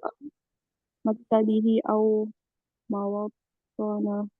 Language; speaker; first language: Arabic; non-native, learner; Indonesian